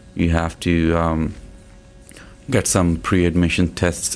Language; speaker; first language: English; non-native, local second language; Punjabi